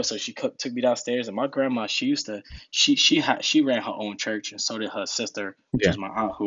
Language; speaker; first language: English; early bilingual, other home language; Spanish